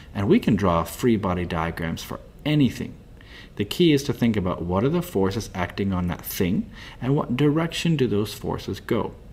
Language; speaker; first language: English; native; English